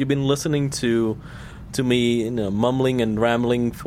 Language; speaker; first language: English; non-native, fluent; Vietnamese